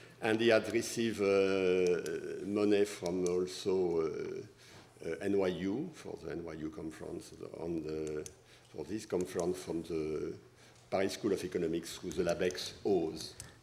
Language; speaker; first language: English; non-native, fluent; French